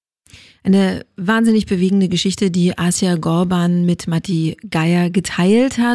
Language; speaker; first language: German; native; German